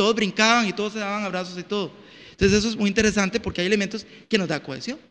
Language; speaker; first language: Spanish; native; Spanish